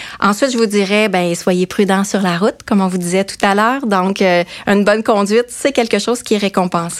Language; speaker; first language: French; native; French